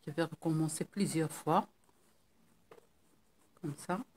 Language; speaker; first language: French; non-native, local second language; Arabic